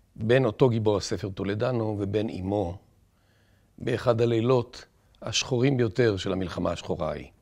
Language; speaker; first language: Hebrew; native; Hebrew